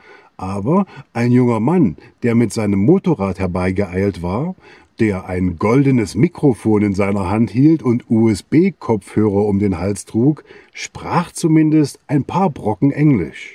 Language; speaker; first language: German; native; German